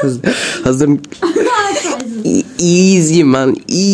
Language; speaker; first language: German; early bilingual, other home language; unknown